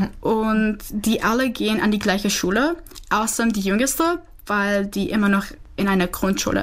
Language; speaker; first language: German; non-native, fluent; Czech